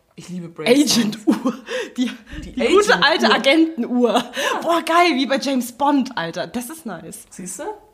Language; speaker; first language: German; native; German